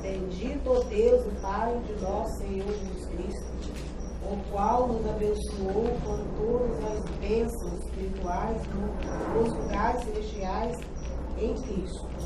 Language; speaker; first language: Portuguese; native; Portuguese